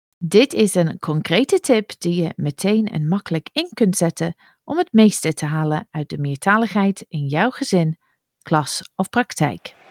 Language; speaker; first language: Dutch; non-native, fluent; English